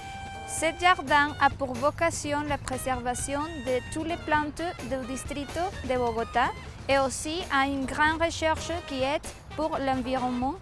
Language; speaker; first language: French; non-native, fluent; Spanish